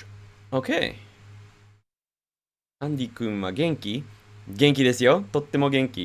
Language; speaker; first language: Japanese; non-native, fluent; English